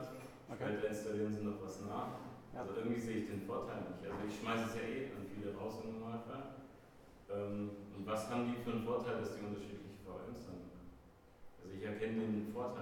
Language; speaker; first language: German; native; German